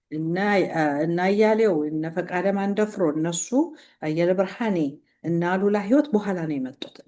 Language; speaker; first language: Amharic; native; Amharic